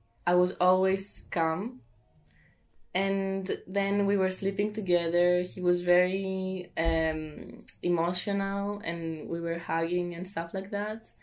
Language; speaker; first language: English; non-native, fluent; Greek